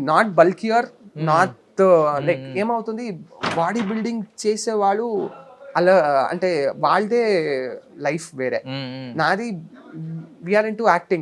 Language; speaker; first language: Telugu; non-native, learner; Kannada